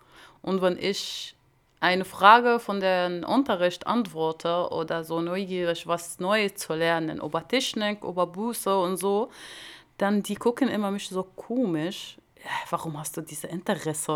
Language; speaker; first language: German; non-native, learner; Arabic